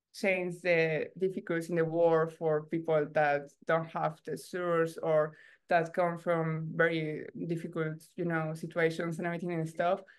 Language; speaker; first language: English; non-native, learner; Spanish